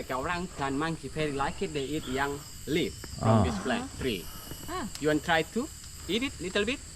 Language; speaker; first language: English; non-native, learner; Indonesian